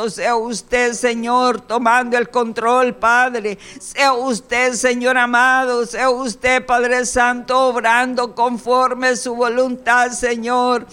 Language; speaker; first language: Spanish; native; Spanish